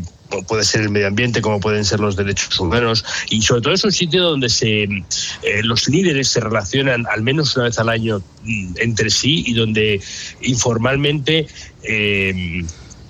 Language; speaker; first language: Spanish; native; Spanish